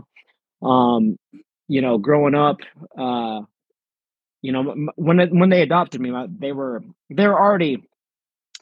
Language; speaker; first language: English; native; English